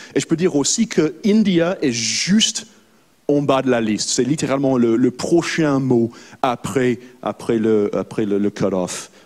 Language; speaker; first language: French; non-native, fluent; English